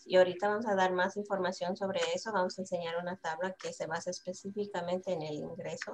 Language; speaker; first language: Spanish; early bilingual, heritage; Spanish